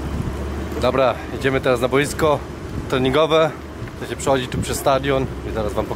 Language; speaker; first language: Polish; native; Polish